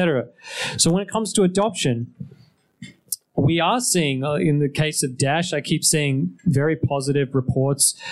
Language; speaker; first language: English; native; English